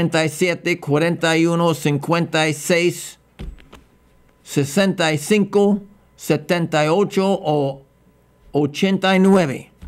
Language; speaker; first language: Spanish; non-native, fluent; English